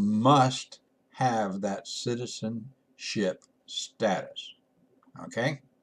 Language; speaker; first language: English; native; English